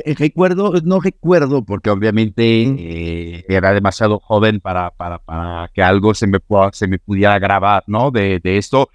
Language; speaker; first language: Spanish; non-native, fluent; French